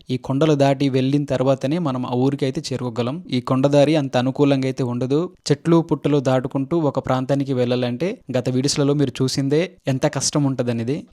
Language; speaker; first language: Telugu; non-native, local second language; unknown